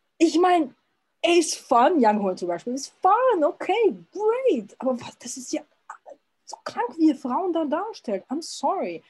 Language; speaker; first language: German; early bilingual, other home language; Serbian